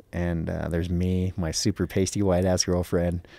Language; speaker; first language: English; native; English